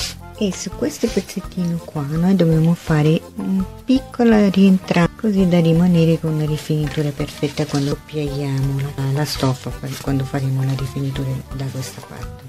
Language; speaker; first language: Italian; non-native, fluent; Portuguese